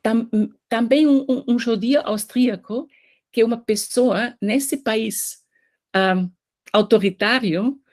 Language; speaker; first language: Portuguese; non-native, fluent; German